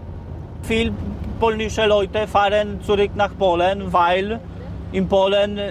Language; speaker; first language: German; non-native, learner; Polish